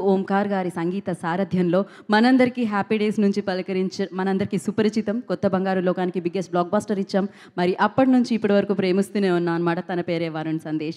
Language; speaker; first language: Telugu; native; Telugu